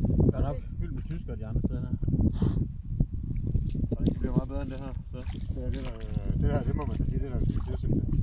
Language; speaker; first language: Danish; native; Danish